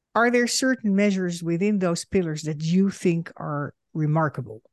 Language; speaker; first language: English; non-native, fluent; Dutch